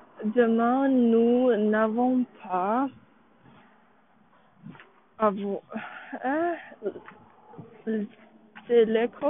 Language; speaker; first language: French; non-native, learner; English